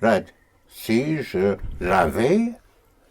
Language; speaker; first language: French; non-native, fluent; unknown